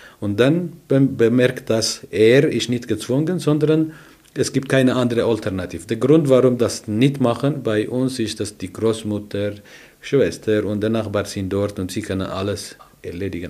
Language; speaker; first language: German; non-native, learner; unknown